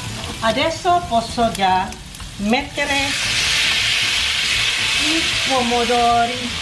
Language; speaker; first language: Italian; non-native, local second language; Filipino